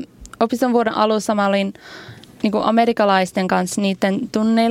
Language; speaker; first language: Finnish; non-native, learner; English